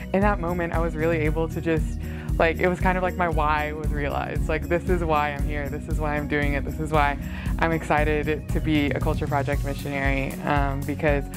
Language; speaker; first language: English; native; English